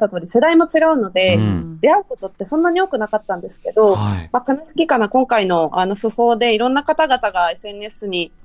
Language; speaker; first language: Japanese; native; Japanese